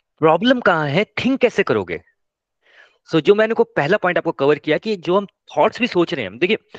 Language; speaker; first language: Hindi; non-native, local second language; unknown